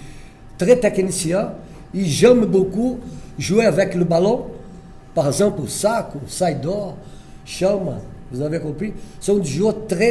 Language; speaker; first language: French; non-native, fluent; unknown